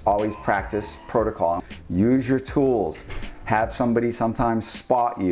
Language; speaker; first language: English; native; English